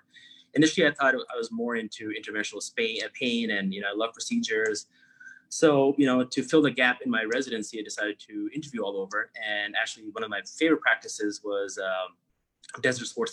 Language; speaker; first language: English; non-native, local second language; Urdu